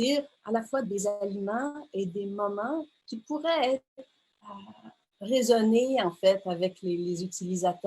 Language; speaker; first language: French; native; French